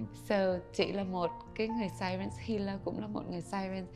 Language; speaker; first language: Vietnamese; early bilingual, heritage; Vietnamese